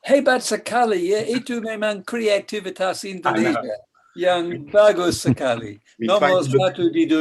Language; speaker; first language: Indonesian; non-native, fluent; English